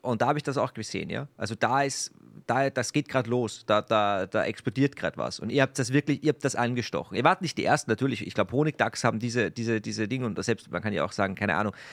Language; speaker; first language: German; native; German